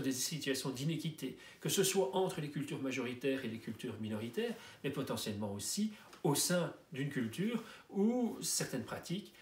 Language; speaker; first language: French; native; French